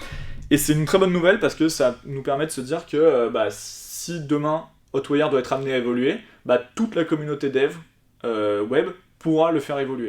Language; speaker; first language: French; native; French